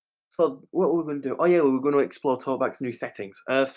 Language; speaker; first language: English; native; English